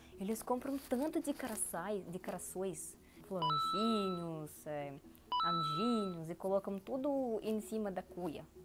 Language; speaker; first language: Portuguese; non-native, learner; Russian